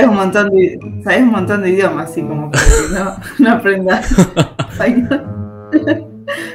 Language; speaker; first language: Spanish; native; Spanish